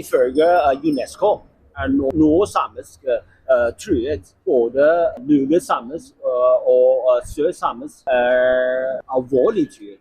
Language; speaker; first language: Norwegian; non-native, learner; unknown